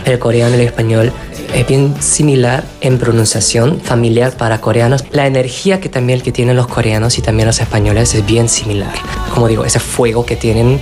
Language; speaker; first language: Spanish; non-native, fluent; Korean